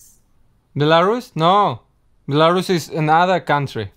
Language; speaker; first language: English; non-native, learner; Russian